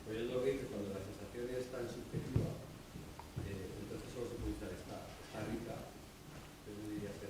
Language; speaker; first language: Spanish; native; Spanish